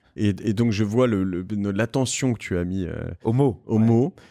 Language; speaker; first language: French; native; French